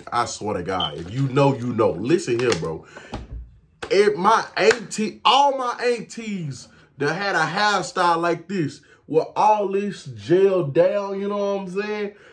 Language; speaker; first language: English; native; English